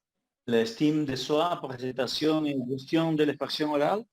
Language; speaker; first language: French; non-native, learner; Spanish